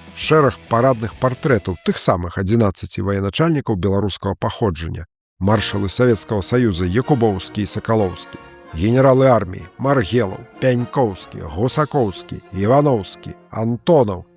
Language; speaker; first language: Belarusian; native; Belarusian